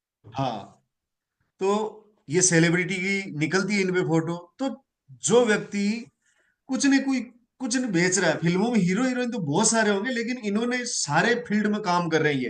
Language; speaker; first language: Hindi; native; Hindi